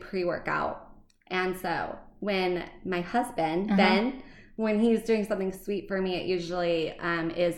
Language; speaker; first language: English; native; English